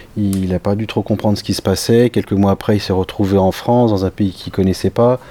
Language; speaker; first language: French; native; French